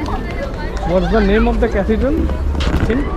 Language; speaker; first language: English; non-native, local second language; Bangla